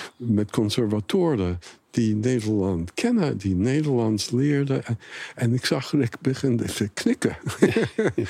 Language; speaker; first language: Dutch; non-native, fluent; English